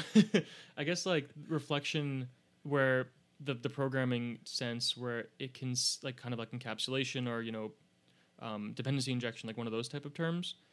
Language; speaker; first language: English; native; English